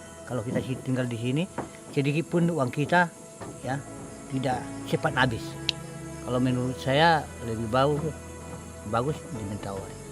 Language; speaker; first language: Indonesian; non-native, local second language; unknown